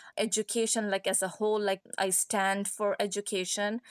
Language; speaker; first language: English; non-native, fluent; Persian